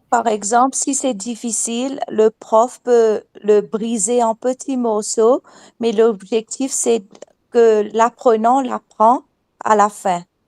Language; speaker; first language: French; non-native, fluent; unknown